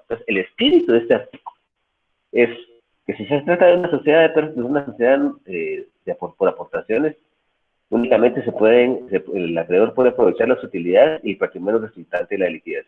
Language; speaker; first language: Spanish; native; Spanish